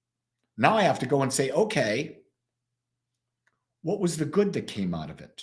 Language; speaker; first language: English; native; English